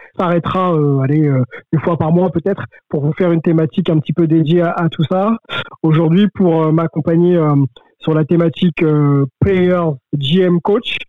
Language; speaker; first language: French; native; French